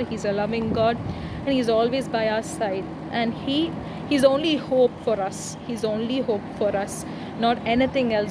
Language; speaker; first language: English; non-native, local second language; Tamil